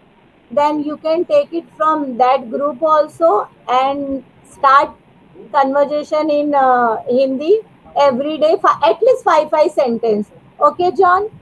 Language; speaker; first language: English; non-native, learner; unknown